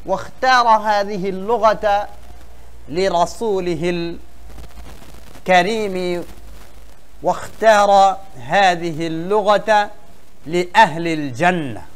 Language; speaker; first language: Arabic; non-native, fluent; Bangla